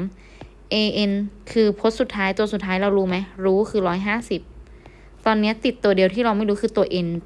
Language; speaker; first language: Thai; native; Thai